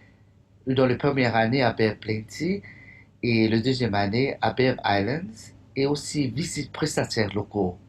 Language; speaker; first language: French; non-native, fluent; English